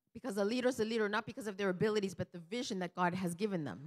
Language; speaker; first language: English; early bilingual, other home language; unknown